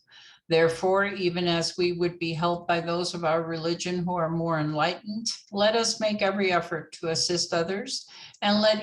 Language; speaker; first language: English; native; English